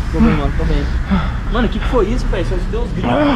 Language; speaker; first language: Portuguese; native; Portuguese